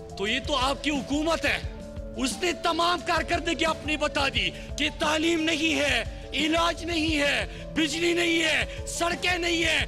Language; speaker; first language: Urdu; non-native, local second language; Pashto